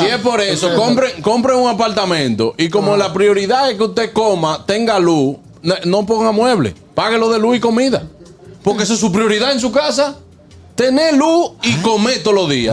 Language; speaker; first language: Spanish; native; Spanish